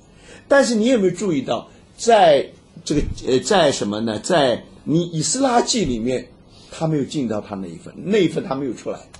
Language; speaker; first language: Chinese; native; Chinese